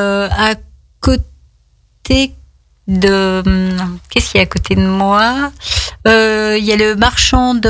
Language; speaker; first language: French; native; French